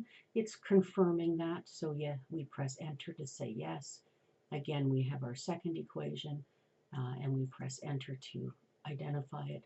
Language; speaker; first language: English; native; English